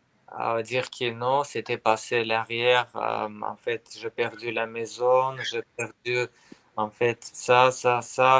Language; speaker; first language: French; non-native, learner; Armenian